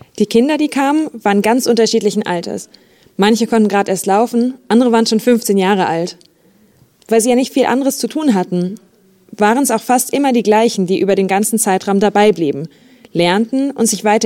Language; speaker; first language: German; native; German